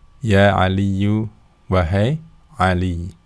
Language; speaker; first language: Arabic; non-native, fluent; Indonesian